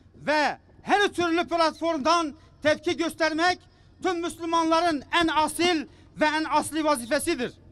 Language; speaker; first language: Turkish; native; Turkish